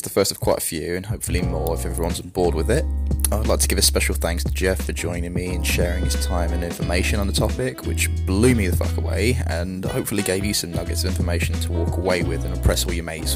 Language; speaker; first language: English; native; English